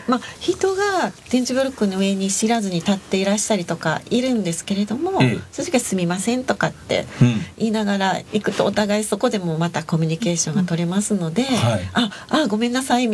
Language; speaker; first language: Japanese; native; Japanese